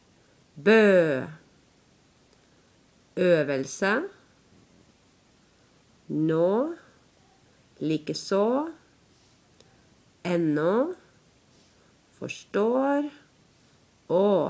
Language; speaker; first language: Norwegian; non-native, learner; English